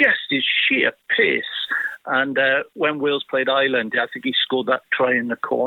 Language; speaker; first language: English; native; English